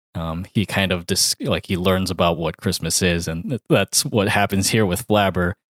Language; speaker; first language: English; early bilingual, other home language; Filipino